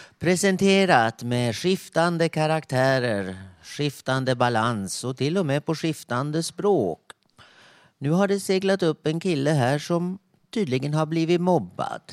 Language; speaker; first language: Swedish; native; Swedish